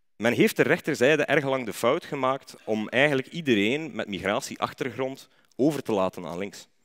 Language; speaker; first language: Dutch; native; Dutch